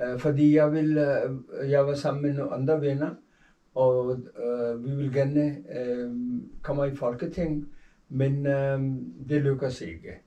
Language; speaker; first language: Danish; non-native, fluent; Urdu